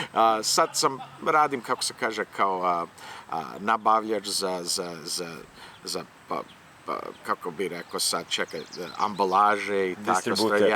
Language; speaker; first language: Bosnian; early bilingual, heritage; Serbian